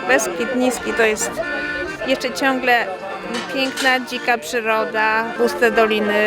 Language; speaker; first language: Polish; native; Polish